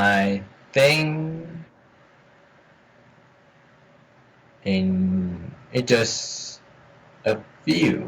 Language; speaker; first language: English; non-native, learner; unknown